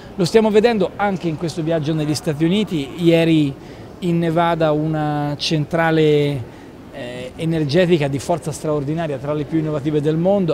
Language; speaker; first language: Italian; native; Italian